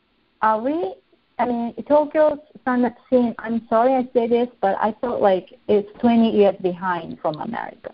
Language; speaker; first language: English; non-native, fluent; Japanese